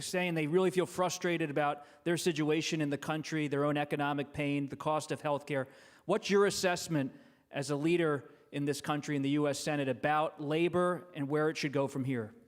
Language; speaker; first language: English; native; English